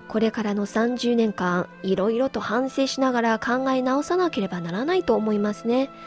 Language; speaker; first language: Japanese; non-native, fluent; Chinese